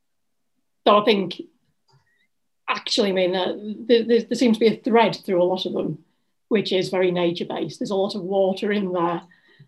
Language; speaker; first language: English; native; English